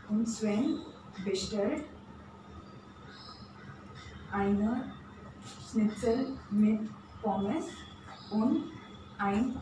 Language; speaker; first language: German; non-native, learner; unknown